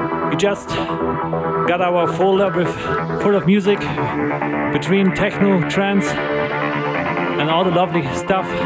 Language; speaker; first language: English; non-native, fluent; German